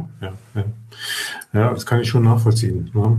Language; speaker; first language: German; native; German